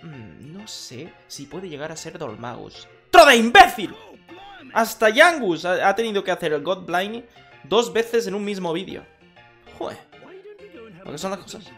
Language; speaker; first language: Spanish; native; Spanish